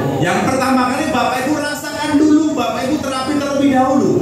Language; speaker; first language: Indonesian; native; Indonesian